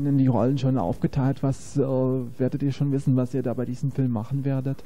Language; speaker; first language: German; native; German